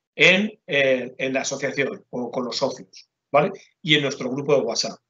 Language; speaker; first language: Spanish; native; Spanish